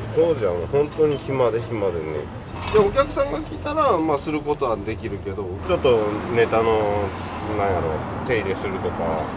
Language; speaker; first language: Japanese; native; Japanese